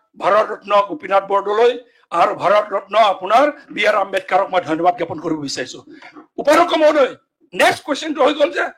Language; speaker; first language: Assamese; non-native, local second language; Mising